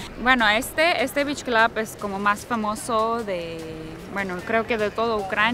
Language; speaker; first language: Spanish; early bilingual, heritage; Russian